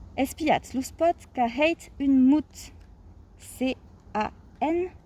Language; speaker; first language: Occitan; non-native, local second language; French